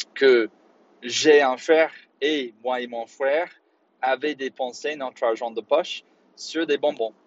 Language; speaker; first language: French; non-native, fluent; English